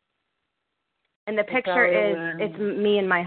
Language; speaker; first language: English; native; English